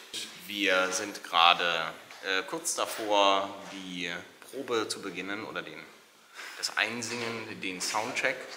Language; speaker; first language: German; native; German